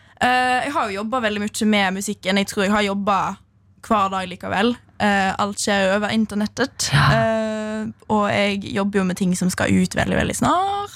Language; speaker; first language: Norwegian; native; Norwegian